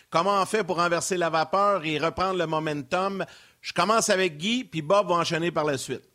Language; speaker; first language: French; native; French